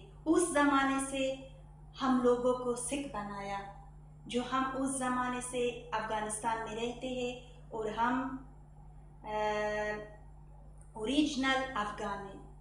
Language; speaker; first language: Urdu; non-native, learner; Persian